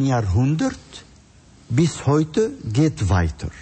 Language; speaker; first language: German; non-native, fluent; Arabic